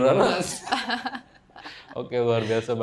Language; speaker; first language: Indonesian; native; Indonesian